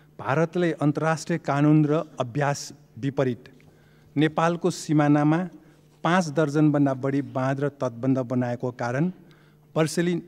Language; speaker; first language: Nepali; non-native, local second language; Newari